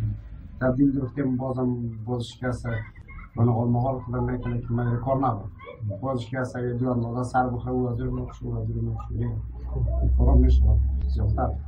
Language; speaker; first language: Persian; native; Persian